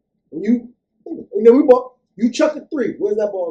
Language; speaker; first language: English; native; English